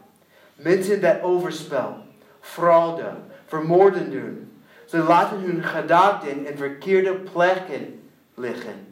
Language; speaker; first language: Dutch; non-native, learner; English